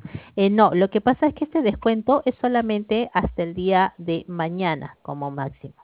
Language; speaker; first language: Spanish; native; Spanish